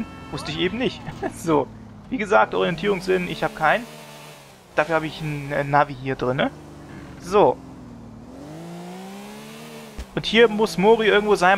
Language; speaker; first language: German; native; German